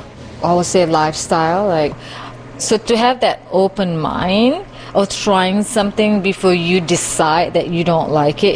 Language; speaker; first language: English; non-native, local second language; Malay